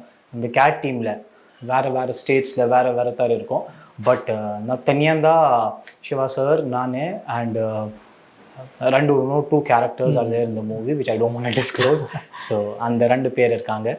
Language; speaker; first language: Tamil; non-native, learner; Kashmiri